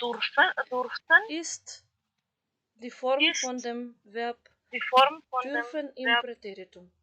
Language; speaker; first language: German; non-native, fluent; Macedonian